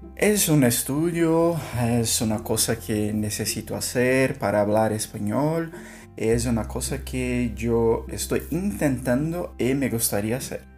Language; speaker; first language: Spanish; non-native, learner; Portuguese